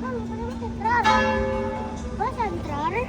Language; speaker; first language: Spanish; early bilingual, other home language; Filipino